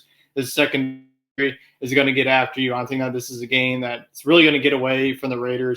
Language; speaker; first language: English; native; English